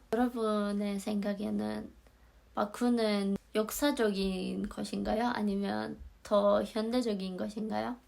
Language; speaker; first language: Korean; non-native, fluent; Azerbaijani